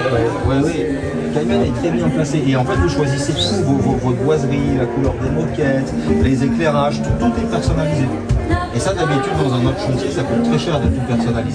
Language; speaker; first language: French; native; French